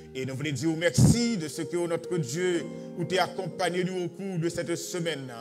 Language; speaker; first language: French; non-native, local second language; Haitian Creole